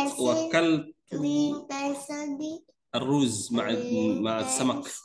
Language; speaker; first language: Arabic; non-native, learner; Indonesian